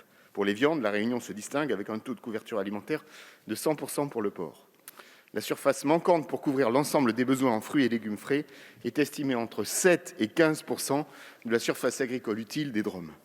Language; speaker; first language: French; native; French